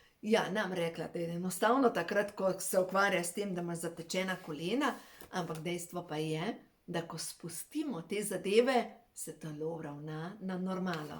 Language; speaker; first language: Slovenian; native; Slovenian